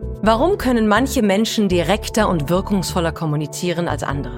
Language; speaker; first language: German; native; German